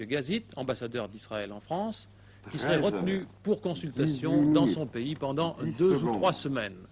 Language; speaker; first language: French; native; French